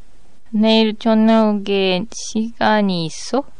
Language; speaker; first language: Korean; non-native, learner; Japanese